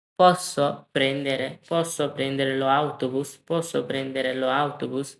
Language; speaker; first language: Italian; non-native, learner; Bangla